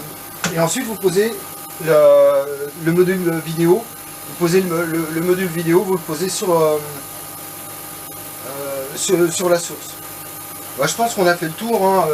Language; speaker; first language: French; native; French